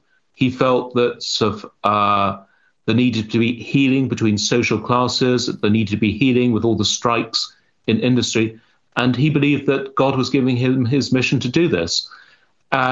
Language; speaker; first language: English; native; English